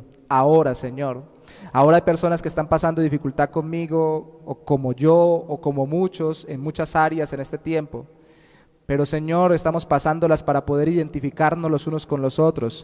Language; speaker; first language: Spanish; native; Spanish